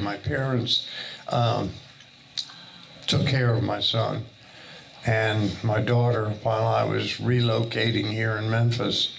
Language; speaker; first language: English; native; English